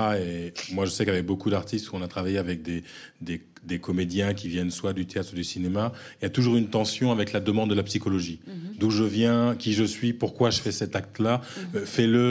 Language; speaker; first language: French; native; French